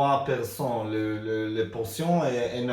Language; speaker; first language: French; non-native, learner; Hebrew